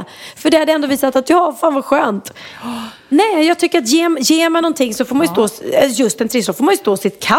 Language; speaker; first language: Swedish; native; Swedish